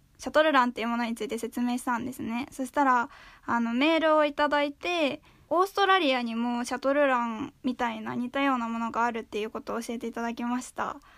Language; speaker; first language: Japanese; native; Japanese